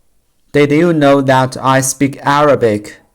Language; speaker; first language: English; non-native, learner; Chinese